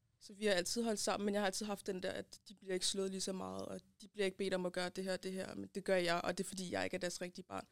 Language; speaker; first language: Danish; early bilingual, other home language; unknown